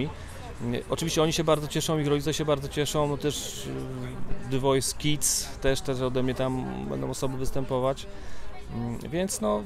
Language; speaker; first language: Polish; native; Polish